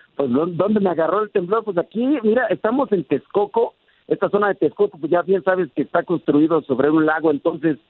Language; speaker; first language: Spanish; native; Spanish